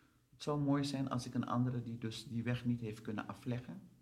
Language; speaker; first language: Dutch; non-native, local second language; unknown